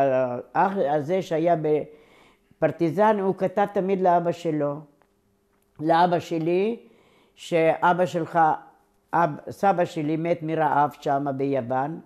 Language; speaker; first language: Hebrew; non-native, local second language; Ladino